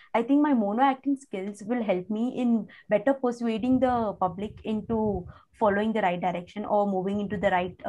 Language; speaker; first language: English; non-native, local second language; Kannada